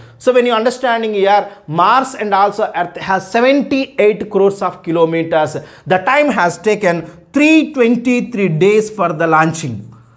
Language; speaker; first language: English; non-native, local second language; Telugu